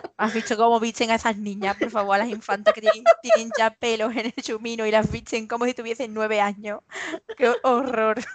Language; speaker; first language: Spanish; native; Spanish